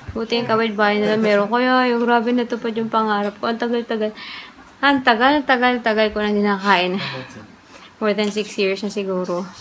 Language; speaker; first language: Filipino; native; Filipino